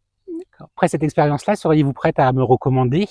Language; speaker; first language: French; native; French